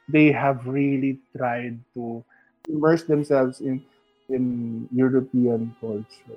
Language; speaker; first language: English; non-native, local second language; Filipino